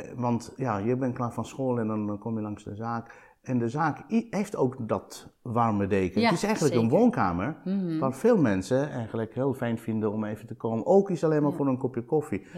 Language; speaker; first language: Dutch; non-native, fluent; Italian